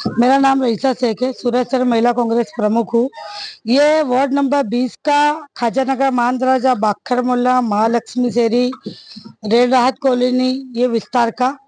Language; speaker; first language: Hindi; native; Hindi